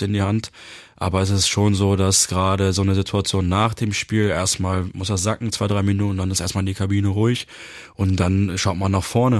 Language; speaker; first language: German; early bilingual, other home language; Turkish